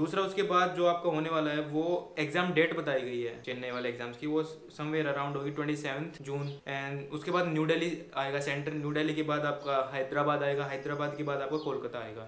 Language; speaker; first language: Hindi; native; Hindi